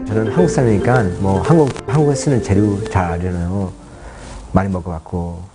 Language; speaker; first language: Korean; early bilingual, heritage; Korean